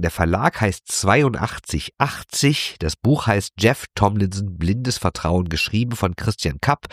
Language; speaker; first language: German; native; German